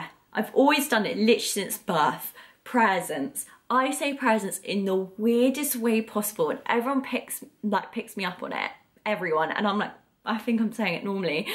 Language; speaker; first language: English; native; English